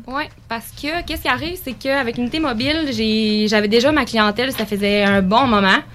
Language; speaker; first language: French; native; French